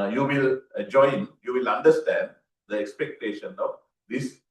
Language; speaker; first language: English; non-native, local second language; Sinhala